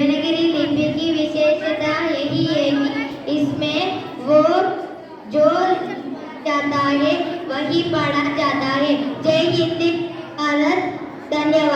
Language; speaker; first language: Hindi; non-native, local second language; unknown